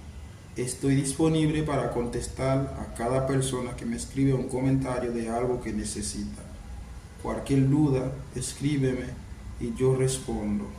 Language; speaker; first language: Spanish; non-native, fluent; Haitian Creole